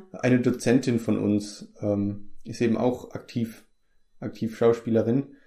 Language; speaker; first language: German; native; German